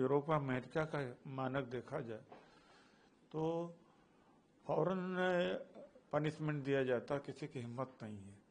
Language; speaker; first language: Hindi; native; Hindi